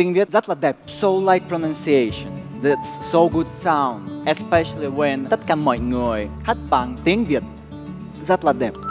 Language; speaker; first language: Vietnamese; non-native, learner; Russian